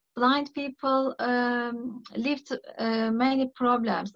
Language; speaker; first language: English; non-native, learner; Turkish